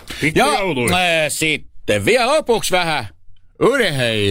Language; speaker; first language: Finnish; native; Finnish